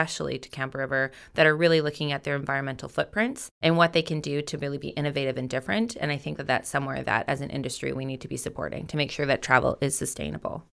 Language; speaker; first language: English; native; English